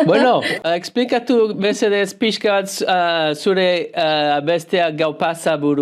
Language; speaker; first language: Basque; non-native, learner; English